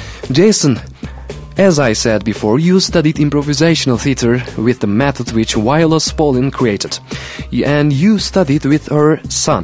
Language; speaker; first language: English; non-native, fluent; Turkish